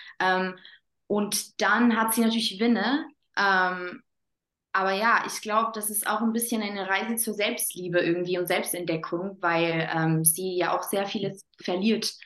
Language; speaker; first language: German; non-native, fluent; Spanish